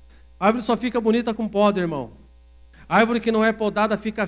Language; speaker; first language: Portuguese; native; Portuguese